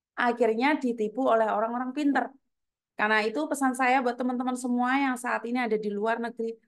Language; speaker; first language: Indonesian; native; Indonesian